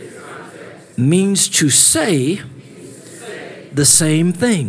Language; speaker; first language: English; native; English